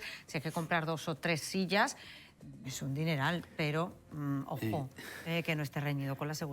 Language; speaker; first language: Spanish; native; Spanish